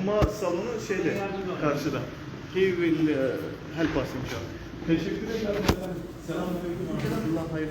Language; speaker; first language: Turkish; non-native, learner; Urdu